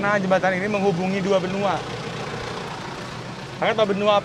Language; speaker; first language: Indonesian; native; Indonesian